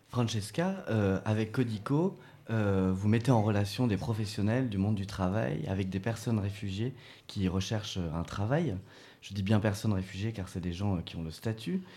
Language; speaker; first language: French; native; French